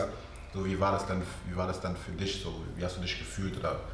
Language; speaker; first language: German; early bilingual, other home language; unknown